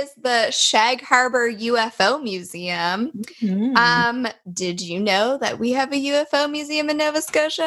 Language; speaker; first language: English; native; English